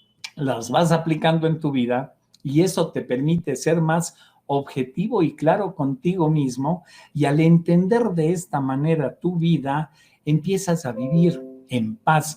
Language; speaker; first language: Spanish; native; Spanish